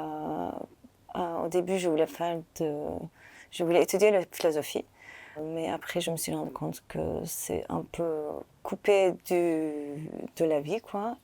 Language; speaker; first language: French; non-native, fluent; Turkish